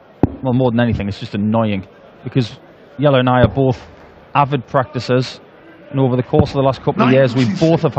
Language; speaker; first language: English; native; English